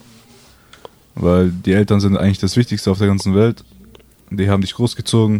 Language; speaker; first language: German; early bilingual, other home language; Albanian